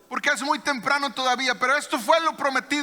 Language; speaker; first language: Spanish; native; Spanish